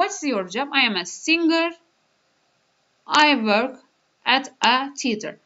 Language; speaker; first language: English; non-native, fluent; Turkish